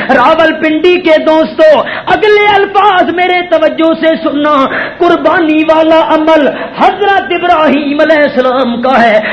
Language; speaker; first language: Urdu; non-native, local second language; Punjabi